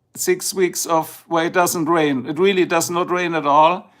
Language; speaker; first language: English; non-native, fluent; German